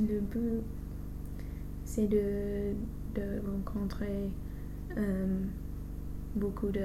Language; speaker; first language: French; non-native, learner; English